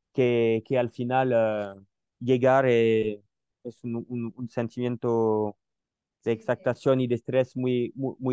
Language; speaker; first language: Spanish; non-native, learner; French